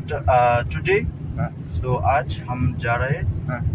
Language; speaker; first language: Hindi; non-native, fluent; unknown